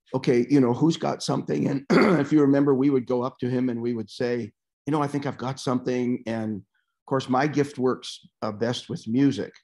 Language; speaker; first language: English; native; English